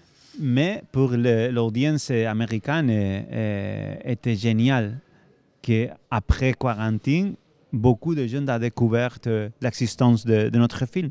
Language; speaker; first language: French; non-native, fluent; Spanish